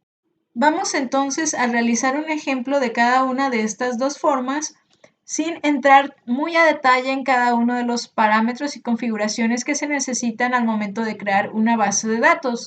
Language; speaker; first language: Spanish; native; Spanish